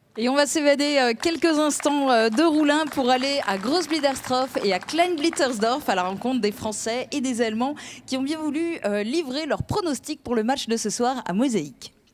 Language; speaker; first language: French; native; French